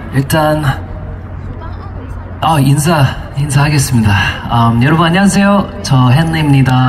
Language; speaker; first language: Korean; non-native, fluent; English